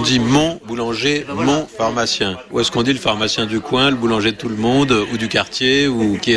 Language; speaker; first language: French; native; French